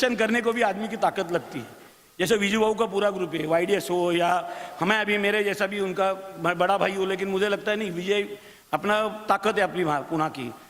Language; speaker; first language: Hindi; non-native, local second language; Marathi